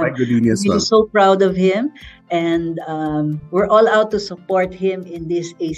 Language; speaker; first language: English; non-native, local second language; Filipino